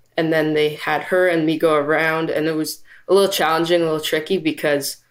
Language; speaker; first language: English; native; English